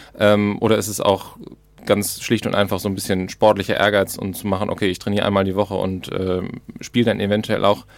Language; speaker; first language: German; native; German